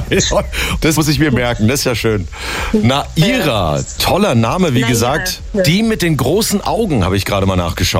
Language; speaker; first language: German; native; German